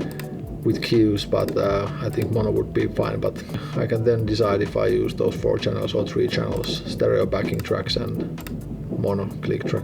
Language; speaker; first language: English; non-native, fluent; Finnish